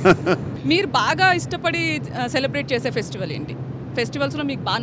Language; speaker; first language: Telugu; native; Telugu